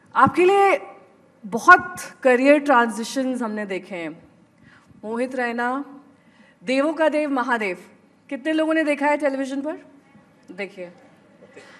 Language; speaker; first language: Hindi; native; Hindi